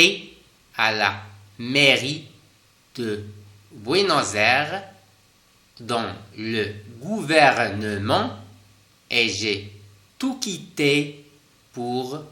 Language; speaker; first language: French; non-native, fluent; Spanish